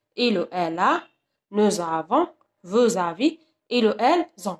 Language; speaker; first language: French; non-native, local second language; Arabic